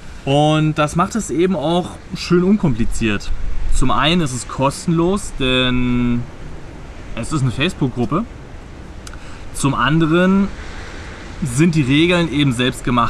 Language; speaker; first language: German; native; German